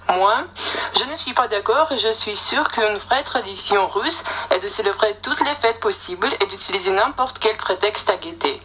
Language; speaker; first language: French; non-native, fluent; Russian